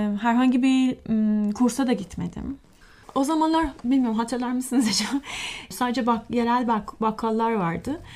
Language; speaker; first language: Turkish; non-native, fluent; Persian